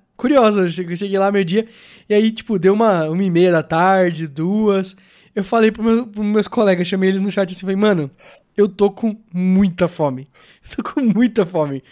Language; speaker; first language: Portuguese; native; Portuguese